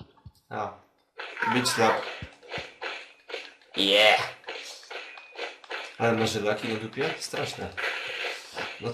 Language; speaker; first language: Polish; native; Polish